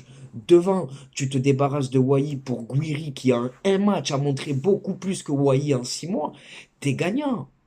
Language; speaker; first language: French; native; French